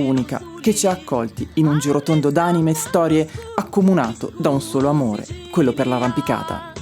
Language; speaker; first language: Italian; native; Italian